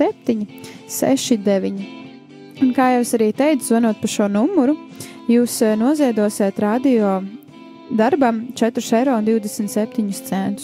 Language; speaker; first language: Latvian; native; Latvian